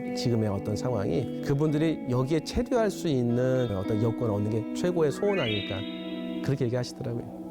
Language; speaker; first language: Korean; native; Korean